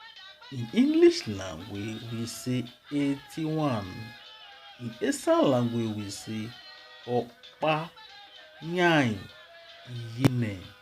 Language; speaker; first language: English; non-native, local second language; Esan